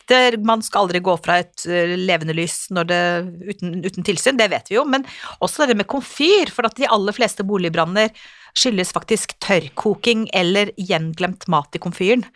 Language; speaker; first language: Norwegian; native; Norwegian